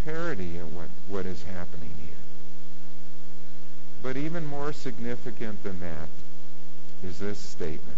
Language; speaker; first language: English; native; English